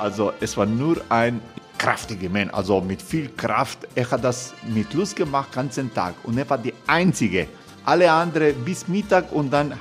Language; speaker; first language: German; non-native, learner; Croatian